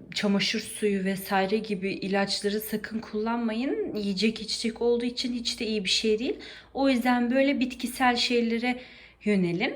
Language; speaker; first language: Turkish; early bilingual, heritage; Turkish